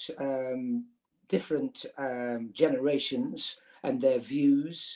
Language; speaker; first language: English; native; English